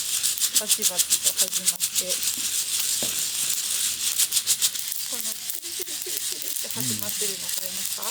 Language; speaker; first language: Japanese; native; Japanese